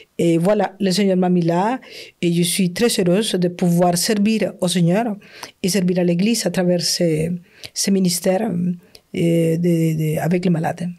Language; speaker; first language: French; non-native, fluent; Spanish